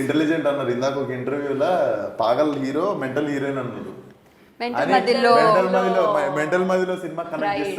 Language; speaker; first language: Telugu; native; Telugu